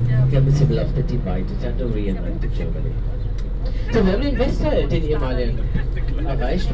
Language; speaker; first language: German; native; German